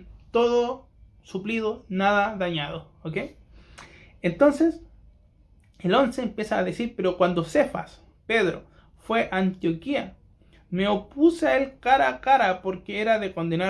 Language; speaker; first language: Spanish; native; Spanish